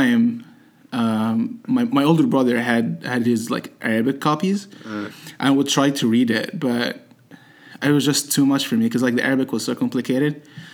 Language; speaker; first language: English; non-native, fluent; Arabic